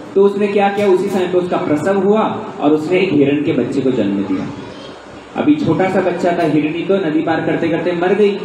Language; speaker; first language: Hindi; native; Hindi